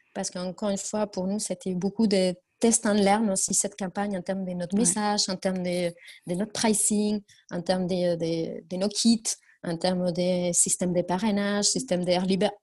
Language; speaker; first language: French; non-native, fluent; Spanish